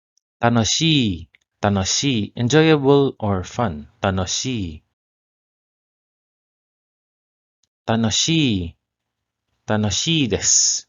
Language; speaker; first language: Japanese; non-native, learner; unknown